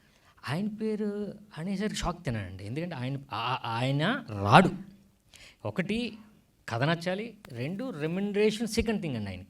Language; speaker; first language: Telugu; native; Telugu